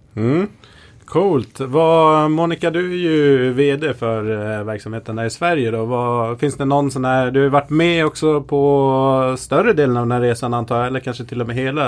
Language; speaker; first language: Swedish; native; Swedish